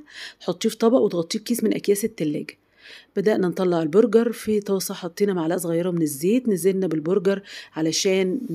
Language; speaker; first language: Arabic; native; Arabic